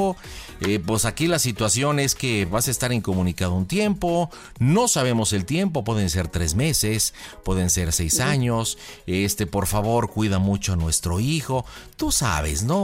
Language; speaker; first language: Spanish; native; Spanish